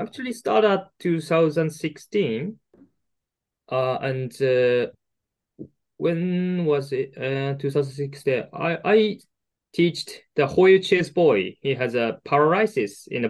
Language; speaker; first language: English; non-native, learner; Japanese